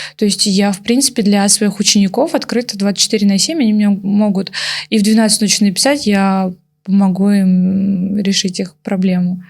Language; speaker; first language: Russian; native; Russian